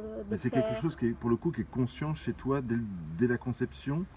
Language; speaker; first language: French; native; French